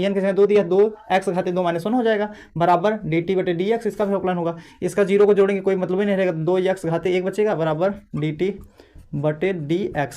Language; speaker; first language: Hindi; native; Hindi